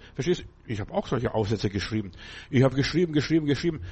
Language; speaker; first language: German; non-native, fluent; Lithuanian